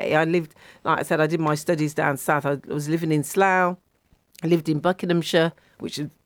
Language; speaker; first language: English; native; English